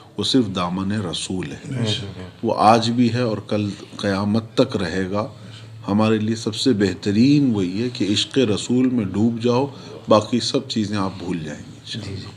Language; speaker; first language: Urdu; native; Urdu